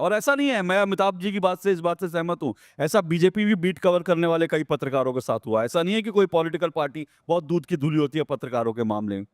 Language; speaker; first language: Hindi; native; Hindi